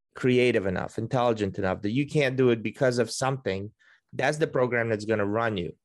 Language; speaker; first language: English; early bilingual, other home language; Russian